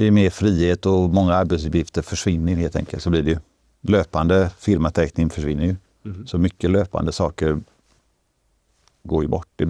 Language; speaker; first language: Swedish; native; Swedish